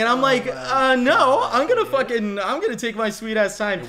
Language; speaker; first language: English; early bilingual, other home language; Spanish